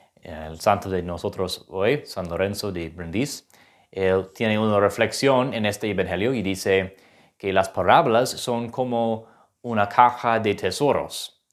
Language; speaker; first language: Spanish; non-native, learner; English